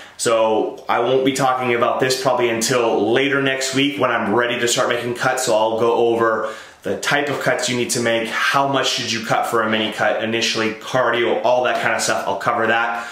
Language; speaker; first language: English; native; English